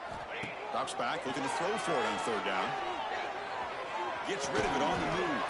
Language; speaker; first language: English; native; English